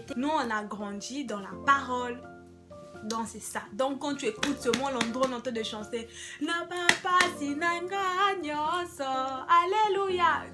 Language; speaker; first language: French; non-native, local second language; Lingala